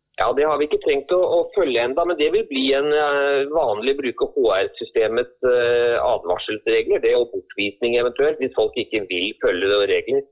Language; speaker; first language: Norwegian; native; Norwegian